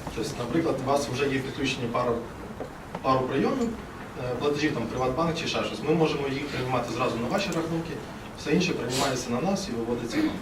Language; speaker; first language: Ukrainian; non-native, local second language; Russian